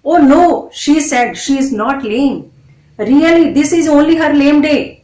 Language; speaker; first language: English; non-native, local second language; Punjabi